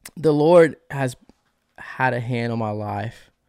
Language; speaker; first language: English; early bilingual, other home language; Spanish